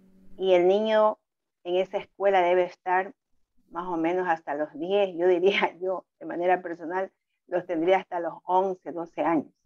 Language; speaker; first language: Spanish; native; Spanish